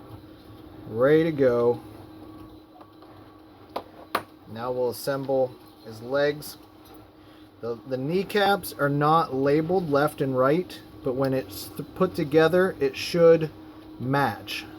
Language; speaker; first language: English; native; English